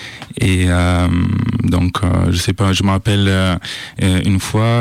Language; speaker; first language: French; non-native, fluent; Italian